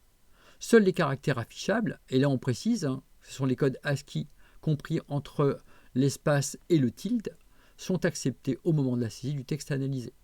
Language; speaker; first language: French; native; French